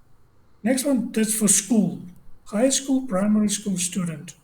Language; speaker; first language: English; non-native, learner; Russian